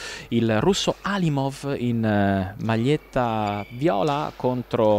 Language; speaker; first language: Italian; native; Italian